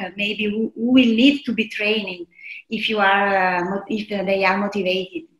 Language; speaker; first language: English; non-native, fluent; Italian